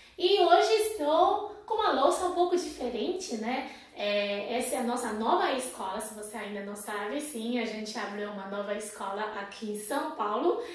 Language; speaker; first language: Portuguese; non-native, fluent; Chinese